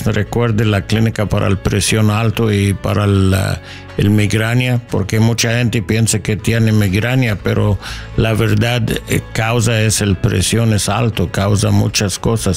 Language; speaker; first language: Spanish; non-native, learner; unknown